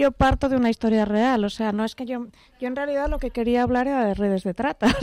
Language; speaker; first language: Spanish; native; Spanish